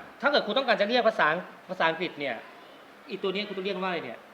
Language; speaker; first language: Thai; native; Thai